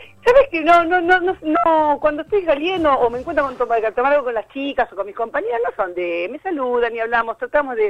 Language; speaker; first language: Spanish; native; Spanish